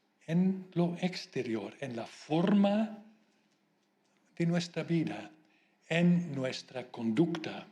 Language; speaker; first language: Spanish; non-native, fluent; Dutch